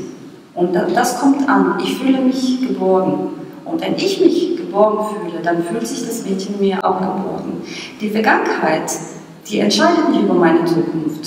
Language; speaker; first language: German; non-native, fluent; Bosnian